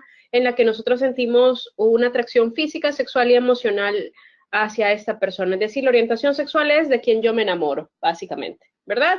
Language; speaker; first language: Spanish; native; Spanish